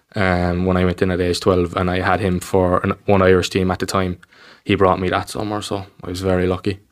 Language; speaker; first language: English; native; English